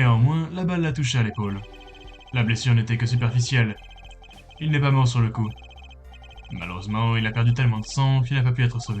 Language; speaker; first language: French; native; French